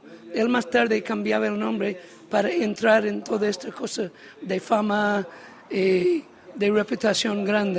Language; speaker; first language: Spanish; non-native, learner; English